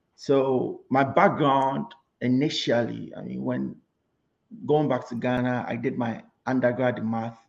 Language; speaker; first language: English; non-native, local second language; Akan